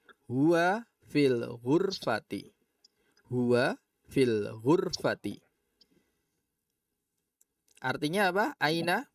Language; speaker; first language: Arabic; non-native, fluent; Indonesian